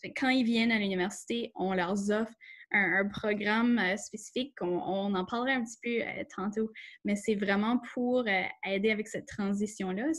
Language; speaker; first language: French; native; French